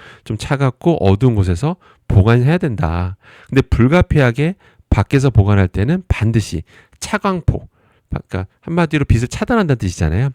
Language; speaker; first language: Korean; native; Korean